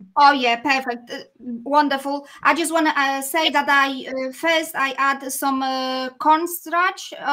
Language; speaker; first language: English; non-native, fluent; Polish